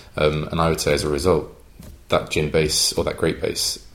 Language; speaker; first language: English; native; English